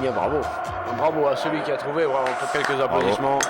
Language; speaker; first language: French; native; French